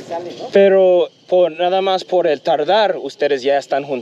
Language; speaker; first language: Spanish; non-native, learner; English